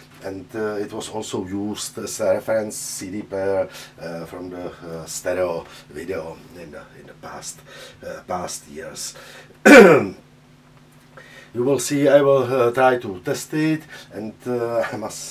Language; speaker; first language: English; non-native, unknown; Czech